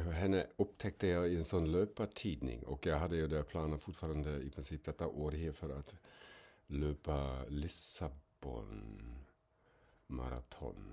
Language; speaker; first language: Swedish; non-native, fluent; German